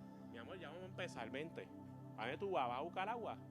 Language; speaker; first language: Spanish; native; Spanish